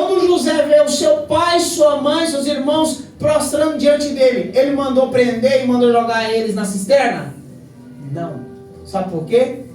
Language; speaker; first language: Portuguese; native; Portuguese